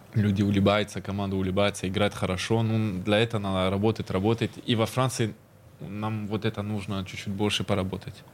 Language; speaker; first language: Russian; early bilingual, heritage; Russian